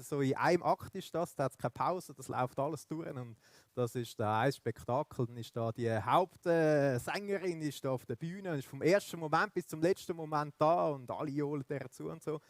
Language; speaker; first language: German; native; German